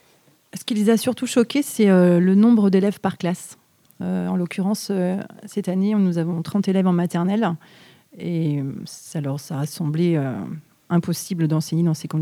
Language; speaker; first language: French; native; French